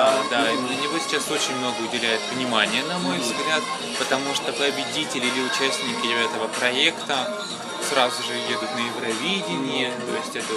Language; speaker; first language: Russian; native; Russian